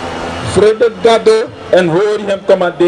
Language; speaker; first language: Dutch; non-native, local second language; Sranan Tongo